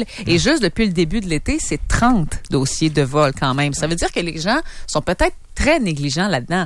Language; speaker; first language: French; native; French